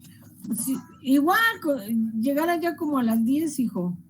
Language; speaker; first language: Spanish; native; Spanish